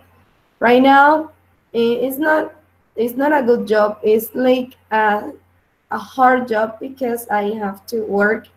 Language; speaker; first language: English; non-native, learner; Spanish